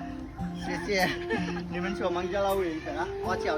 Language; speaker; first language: Chinese; non-native, learner; Bangla